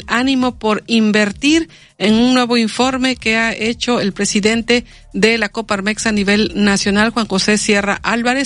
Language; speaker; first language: Spanish; native; Spanish